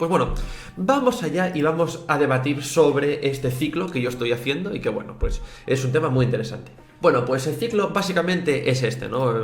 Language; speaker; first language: Spanish; native; Spanish